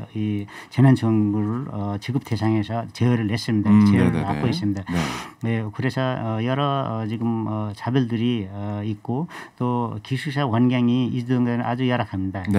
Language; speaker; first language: Korean; non-native, fluent; Nepali